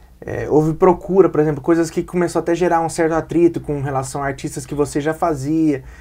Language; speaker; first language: Portuguese; native; Portuguese